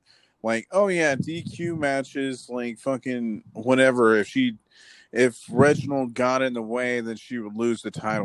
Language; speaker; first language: English; native; English